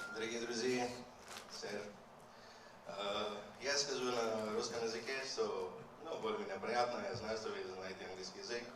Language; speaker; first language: Russian; non-native, fluent; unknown